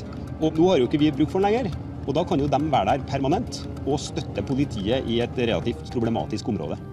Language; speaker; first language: Norwegian; native; Norwegian